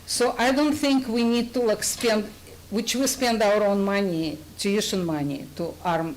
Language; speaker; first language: English; non-native, fluent; Russian